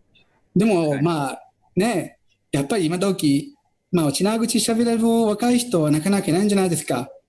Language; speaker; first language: Japanese; non-native, fluent; Italian